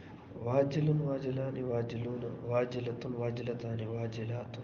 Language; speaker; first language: Arabic; non-native, learner; Urdu